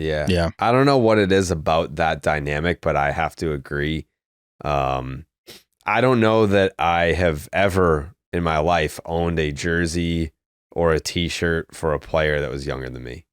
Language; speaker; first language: English; native; English